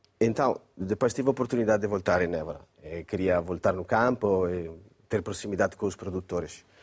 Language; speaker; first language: Portuguese; non-native, fluent; Italian